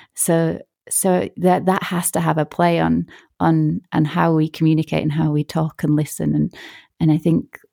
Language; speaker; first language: English; native; English